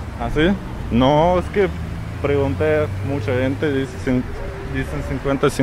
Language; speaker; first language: Spanish; non-native, fluent; Russian